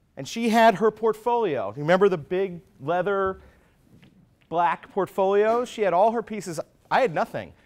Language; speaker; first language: English; native; English